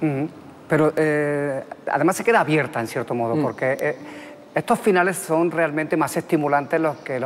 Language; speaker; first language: Spanish; native; Spanish